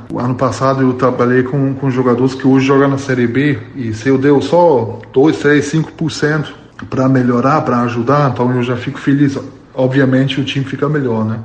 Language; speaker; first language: Portuguese; non-native, fluent; German